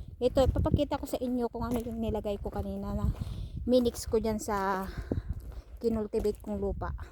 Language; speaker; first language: Filipino; non-native, local second language; Iloko